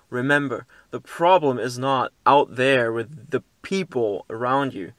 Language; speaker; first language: English; early bilingual, heritage; German